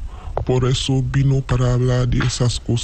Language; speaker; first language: Spanish; non-native, learner; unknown